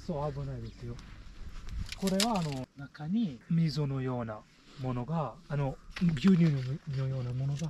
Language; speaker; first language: Japanese; non-native, learner; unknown